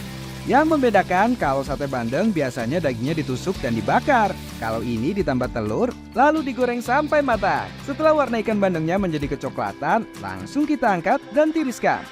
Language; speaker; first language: Indonesian; native; Indonesian